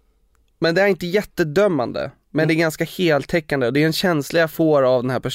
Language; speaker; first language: Swedish; native; Swedish